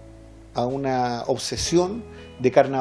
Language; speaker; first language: Spanish; native; Spanish